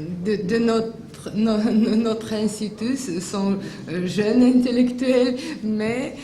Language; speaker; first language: French; non-native, fluent; Russian